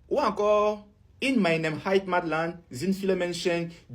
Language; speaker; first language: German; non-native, fluent; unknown